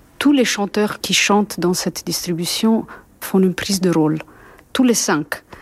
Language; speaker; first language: French; non-native, fluent; Italian